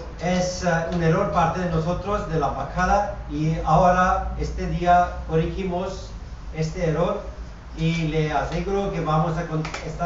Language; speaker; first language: Spanish; non-native, fluent; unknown